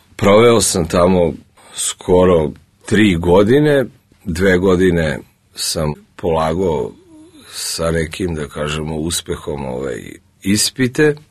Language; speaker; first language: Serbian; early bilingual, other home language; Russian